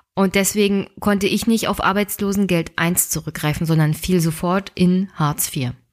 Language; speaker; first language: German; native; German